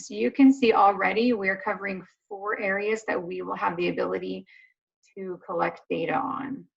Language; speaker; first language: English; native; English